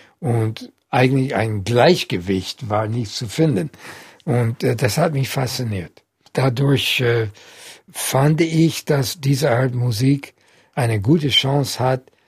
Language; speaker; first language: German; non-native, fluent; English